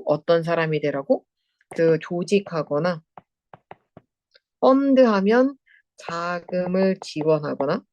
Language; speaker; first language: Korean; native; Korean